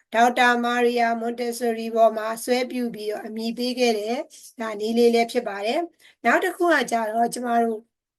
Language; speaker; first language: Burmese; native; Burmese